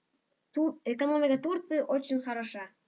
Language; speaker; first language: Russian; non-native, local second language; Kazakh